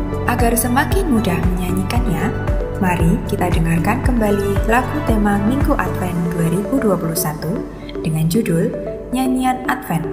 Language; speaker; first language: Indonesian; native; Indonesian